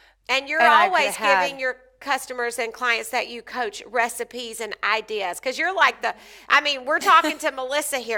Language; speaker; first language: English; native; English